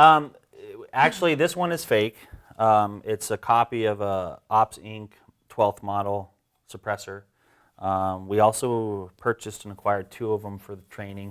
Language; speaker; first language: English; native; English